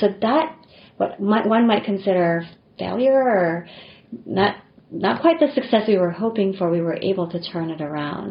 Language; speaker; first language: English; non-native, local second language; Filipino